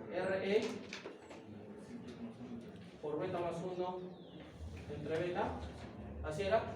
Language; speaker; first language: Spanish; native; Spanish